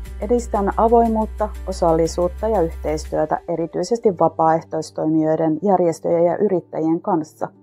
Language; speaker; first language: Finnish; early bilingual, other home language; Swedish